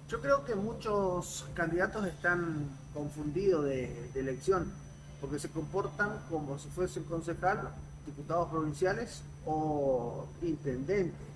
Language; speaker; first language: Spanish; native; Spanish